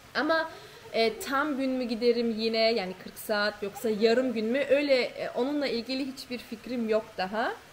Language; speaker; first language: Turkish; early bilingual, heritage; Turkish